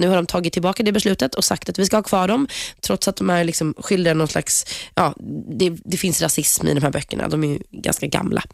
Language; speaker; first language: Swedish; native; Swedish